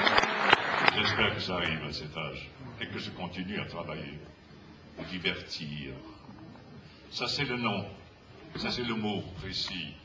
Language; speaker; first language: French; non-native, fluent; English